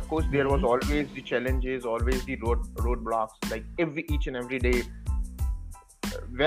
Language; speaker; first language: English; non-native, local second language; Hindi